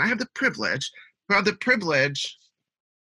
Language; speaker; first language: English; native; English